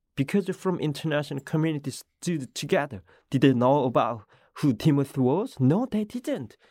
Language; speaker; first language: English; non-native, learner; Korean